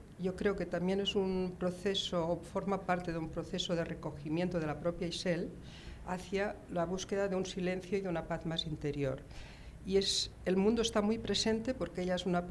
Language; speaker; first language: Spanish; native; Spanish